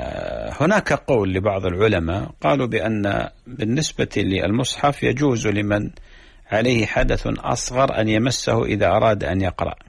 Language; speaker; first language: Arabic; native; Arabic